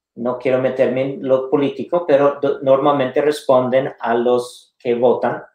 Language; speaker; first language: Spanish; non-native, fluent; English